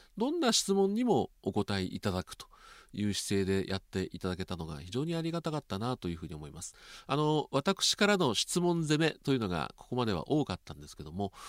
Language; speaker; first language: Japanese; native; Japanese